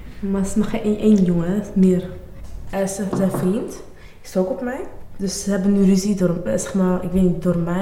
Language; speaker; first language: Dutch; non-native, learner; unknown